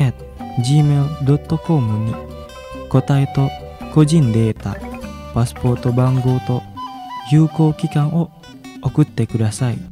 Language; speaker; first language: Japanese; non-native, fluent; Indonesian